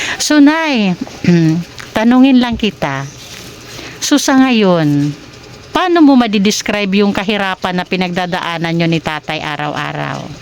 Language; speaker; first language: Filipino; non-native, local second language; Waray